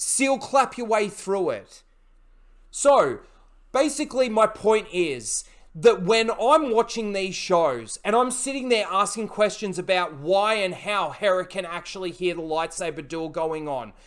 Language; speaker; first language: English; native; English